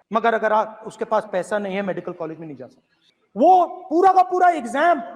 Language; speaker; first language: Hindi; native; Hindi